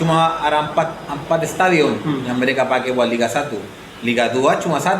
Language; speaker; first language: Indonesian; non-native, fluent; Spanish